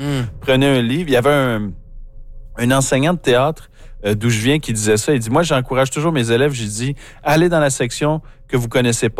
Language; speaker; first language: French; native; French